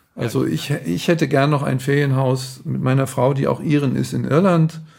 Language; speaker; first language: German; native; German